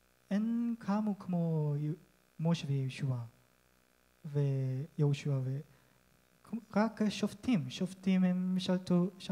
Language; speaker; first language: Hebrew; non-native, learner; Korean